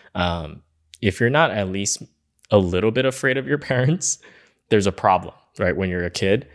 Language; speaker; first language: English; native; English